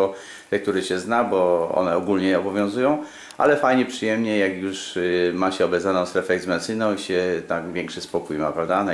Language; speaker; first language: Polish; native; Polish